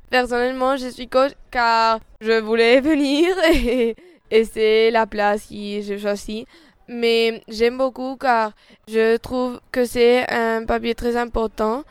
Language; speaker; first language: French; non-native, fluent; Spanish